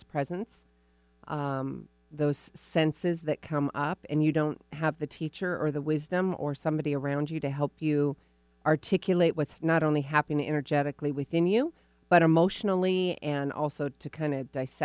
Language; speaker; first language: English; native; English